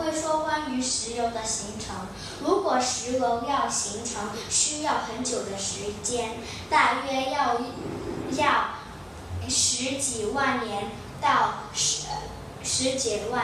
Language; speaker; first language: Chinese; non-native, local second language; Cantonese